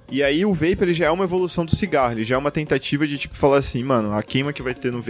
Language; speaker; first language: Portuguese; native; Portuguese